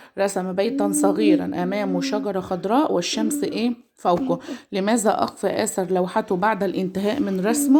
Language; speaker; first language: Arabic; native; Arabic